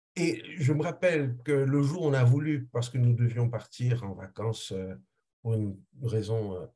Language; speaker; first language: French; non-native, local second language; Haitian Creole